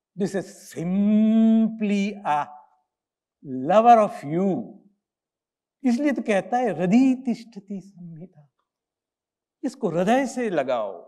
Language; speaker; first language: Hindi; non-native, local second language; Gujarati